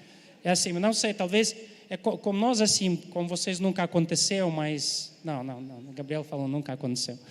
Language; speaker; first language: Portuguese; non-native, fluent; Ukrainian